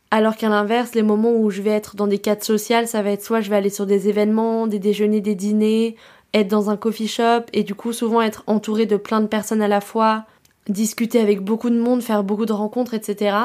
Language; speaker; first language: French; native; French